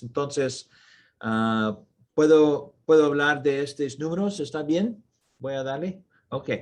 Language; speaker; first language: Spanish; non-native, learner; English